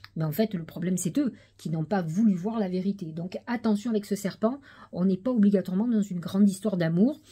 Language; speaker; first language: French; native; French